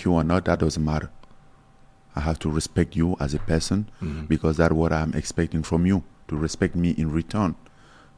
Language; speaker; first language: English; non-native, local second language; French